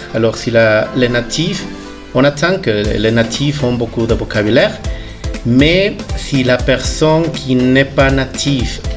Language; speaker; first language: French; non-native, fluent; Spanish